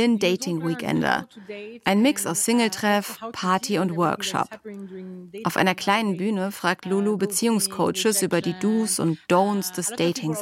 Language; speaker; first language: German; native; German